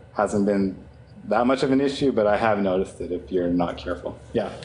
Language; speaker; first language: English; native; English